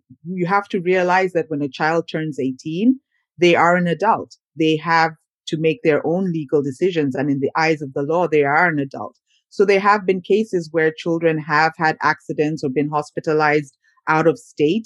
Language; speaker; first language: English; non-native, local second language; Ganda